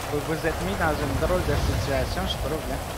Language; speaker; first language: French; native; French